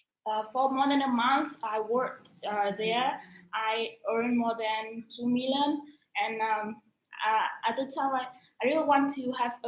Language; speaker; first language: English; non-native, learner; Vietnamese